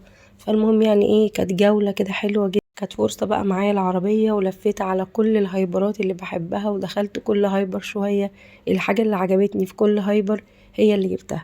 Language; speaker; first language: Arabic; native; Arabic